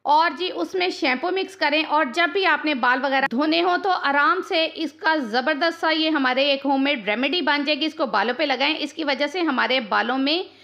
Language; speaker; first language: Urdu; native; Urdu